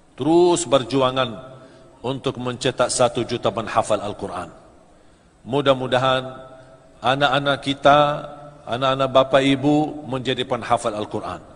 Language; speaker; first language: Malay; non-native, fluent; Arabic